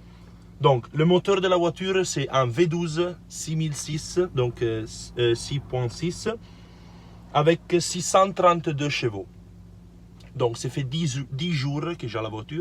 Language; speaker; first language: French; non-native, learner; Italian